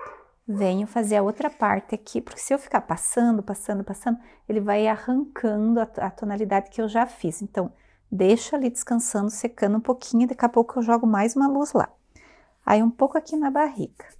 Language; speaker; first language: Portuguese; native; Portuguese